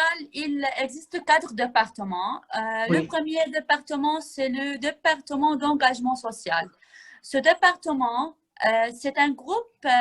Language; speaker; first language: French; non-native, fluent; Arabic